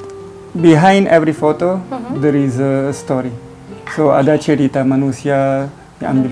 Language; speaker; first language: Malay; non-native, learner; Italian